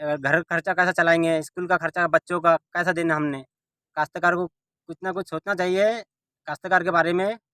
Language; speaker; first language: Hindi; non-native, local second language; Marathi